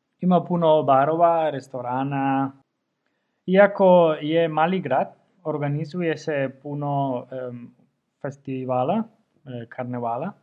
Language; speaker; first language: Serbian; non-native, fluent; Spanish